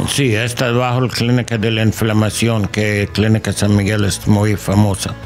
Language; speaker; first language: Spanish; non-native, learner; English